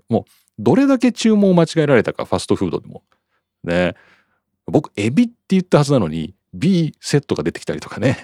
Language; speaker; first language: Japanese; native; Japanese